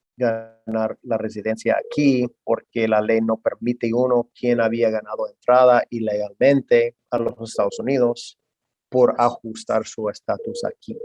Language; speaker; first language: Spanish; non-native, fluent; English